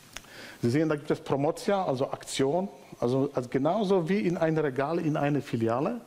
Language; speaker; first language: German; non-native, fluent; Polish